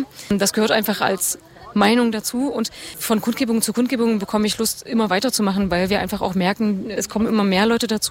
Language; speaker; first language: German; native; German